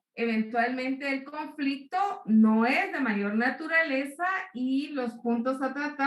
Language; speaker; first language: Spanish; native; Spanish